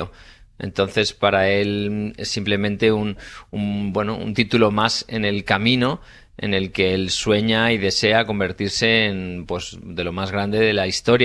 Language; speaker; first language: Spanish; native; Spanish